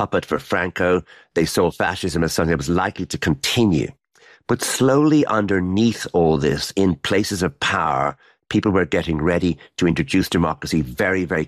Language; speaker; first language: English; native; English